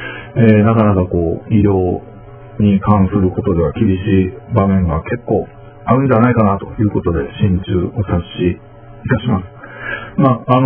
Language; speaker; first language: Japanese; native; Japanese